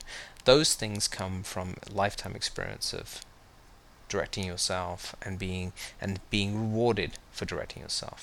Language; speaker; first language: English; native; English